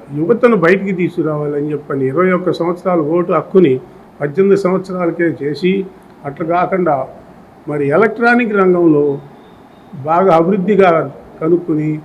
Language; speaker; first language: Telugu; native; Telugu